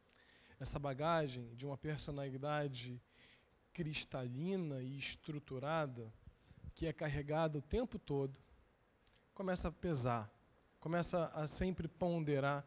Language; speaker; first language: Portuguese; native; Portuguese